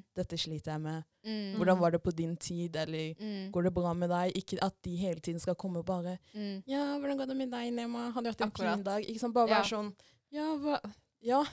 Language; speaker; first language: Norwegian; early bilingual, other home language; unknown